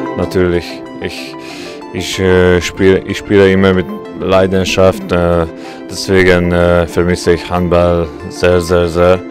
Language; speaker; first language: German; non-native, learner; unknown